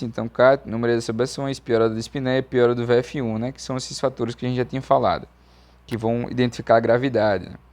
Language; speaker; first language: Portuguese; native; Portuguese